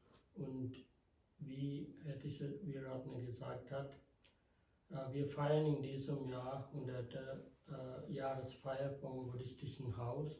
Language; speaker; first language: German; non-native, fluent; Sinhala